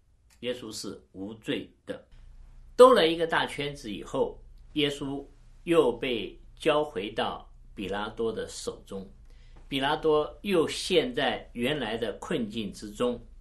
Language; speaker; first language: Chinese; native; Chinese